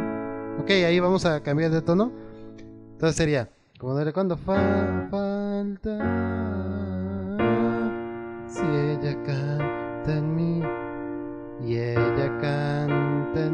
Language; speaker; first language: Spanish; native; Spanish